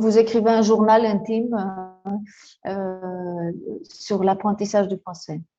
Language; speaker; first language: French; non-native, fluent; Spanish